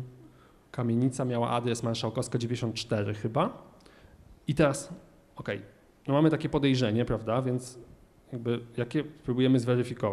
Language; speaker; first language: Polish; native; Polish